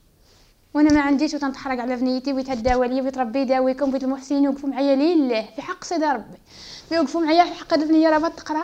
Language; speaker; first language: Arabic; native; Arabic